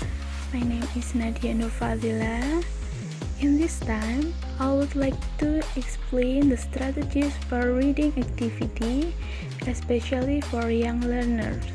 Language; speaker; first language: English; non-native, learner; Indonesian